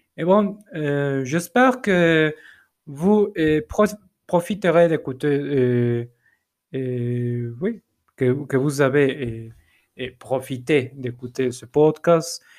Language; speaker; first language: French; non-native, fluent; Spanish